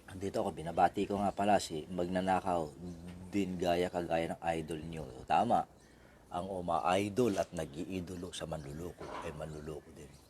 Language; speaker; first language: Filipino; non-native, local second language; Iloko